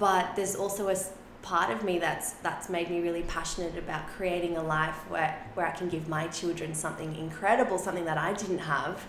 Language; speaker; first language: English; non-native, local second language; Spanish